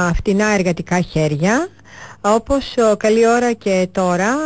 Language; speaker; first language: Greek; early bilingual, other home language; Turkish